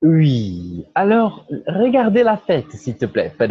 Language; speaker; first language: French; non-native, fluent; Portuguese